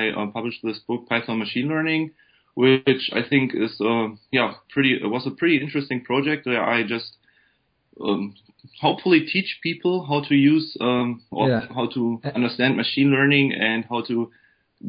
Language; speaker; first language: English; non-native, fluent; German